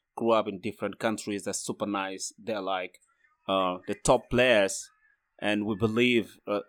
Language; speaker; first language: English; non-native, fluent; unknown